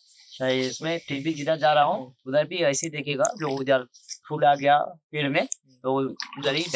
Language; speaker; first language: Hindi; non-native, local second language; Bangla